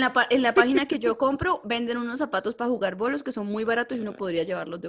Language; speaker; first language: Spanish; native; Spanish